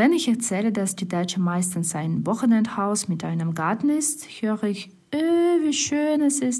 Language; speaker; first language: German; non-native, fluent; Russian